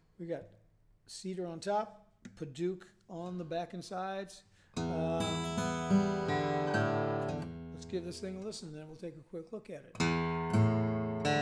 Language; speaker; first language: English; native; English